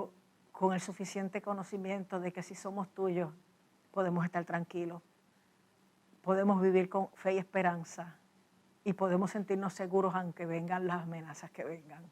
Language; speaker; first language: Spanish; native; Spanish